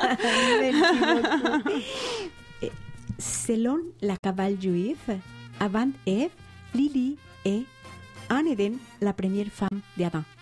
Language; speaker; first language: French; non-native, fluent; Spanish